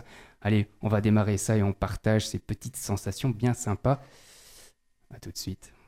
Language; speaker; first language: French; native; French